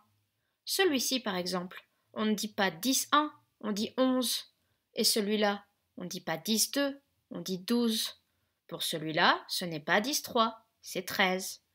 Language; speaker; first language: French; native; French